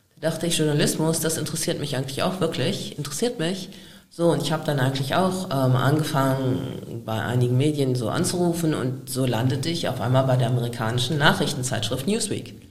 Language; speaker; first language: German; native; German